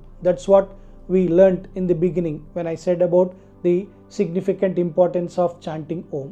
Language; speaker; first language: English; non-native, local second language; Telugu